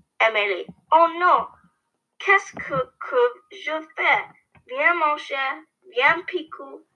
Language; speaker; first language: French; non-native, learner; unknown